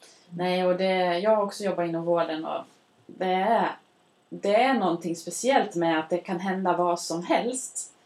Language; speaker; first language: Swedish; native; Swedish